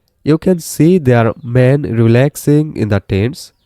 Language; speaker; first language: English; non-native, local second language; Bangla